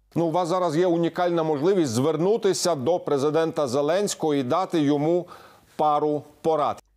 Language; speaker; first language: Ukrainian; native; Ukrainian